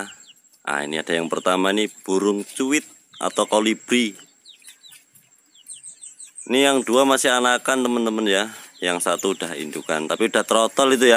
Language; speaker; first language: Malay; native; Malay